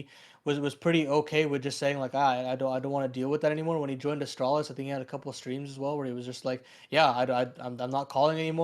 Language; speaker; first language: English; native; English